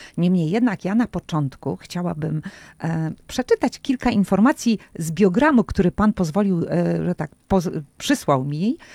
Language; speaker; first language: Polish; native; Polish